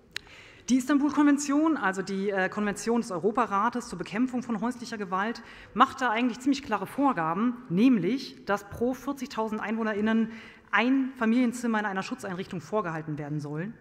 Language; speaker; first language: German; native; German